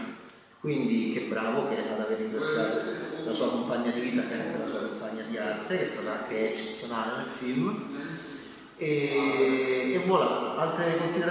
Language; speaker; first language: Italian; native; Italian